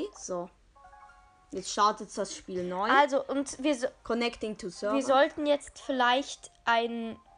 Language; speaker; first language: German; native; German